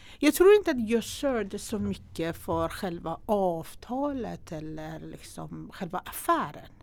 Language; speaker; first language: Swedish; non-native, fluent; Persian